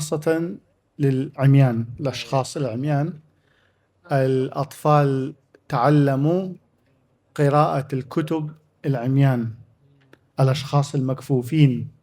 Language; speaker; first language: Arabic; native; Arabic